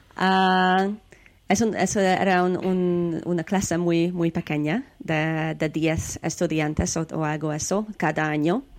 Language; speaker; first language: Spanish; non-native, learner; Hungarian